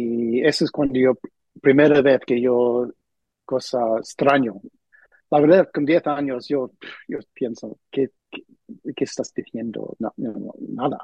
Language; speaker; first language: Spanish; early bilingual, heritage; Spanish